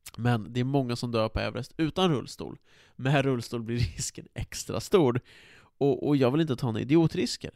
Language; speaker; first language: Swedish; native; Swedish